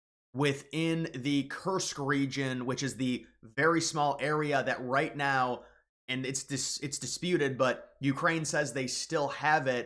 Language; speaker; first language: English; native; English